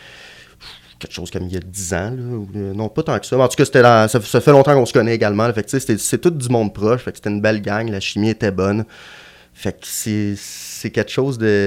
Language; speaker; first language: French; native; French